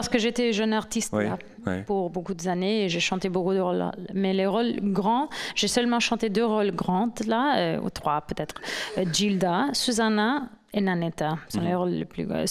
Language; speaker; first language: French; non-native, fluent; English